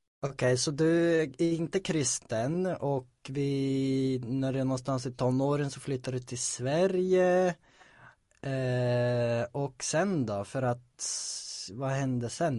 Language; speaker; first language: Swedish; native; Swedish